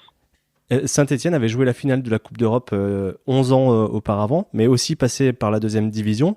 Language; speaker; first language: French; native; French